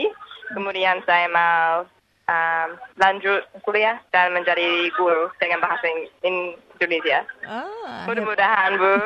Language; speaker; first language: Indonesian; non-native, learner; English